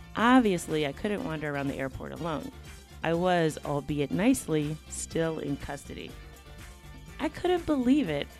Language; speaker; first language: English; native; English